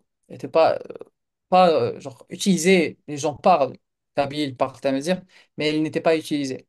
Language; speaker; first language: French; non-native, local second language; Kabyle